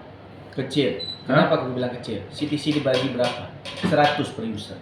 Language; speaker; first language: Indonesian; native; Indonesian